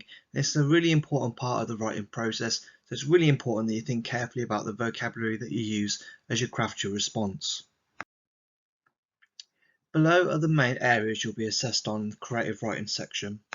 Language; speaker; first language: English; native; English